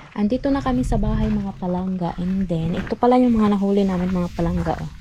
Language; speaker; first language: Filipino; non-native, local second language; Cebuano